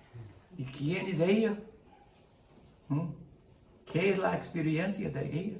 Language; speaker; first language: Spanish; non-native, learner; English